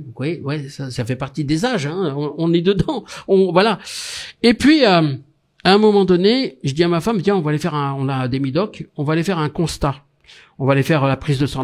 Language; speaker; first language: French; native; French